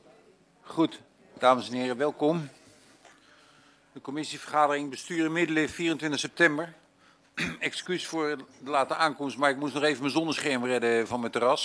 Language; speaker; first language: Dutch; native; Dutch